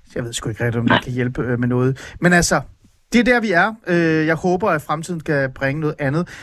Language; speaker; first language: Danish; early bilingual, other home language; Persian